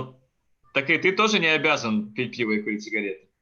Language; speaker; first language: Russian; native; Russian